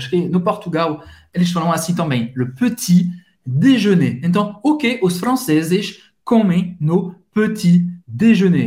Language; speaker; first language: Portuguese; non-native, fluent; French